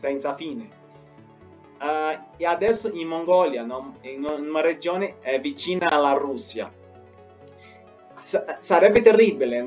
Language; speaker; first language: Italian; non-native, fluent; Spanish